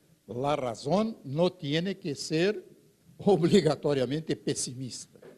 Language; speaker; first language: Spanish; non-native, fluent; Portuguese